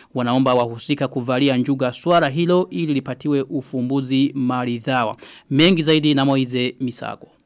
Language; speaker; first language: Swahili; non-native, local second language; Rundi